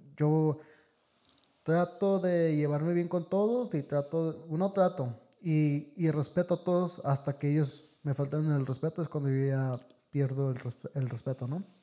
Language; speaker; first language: Spanish; early bilingual, heritage; Spanish